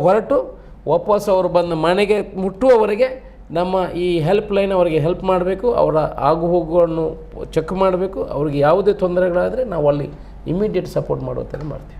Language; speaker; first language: Kannada; non-native, local second language; Tulu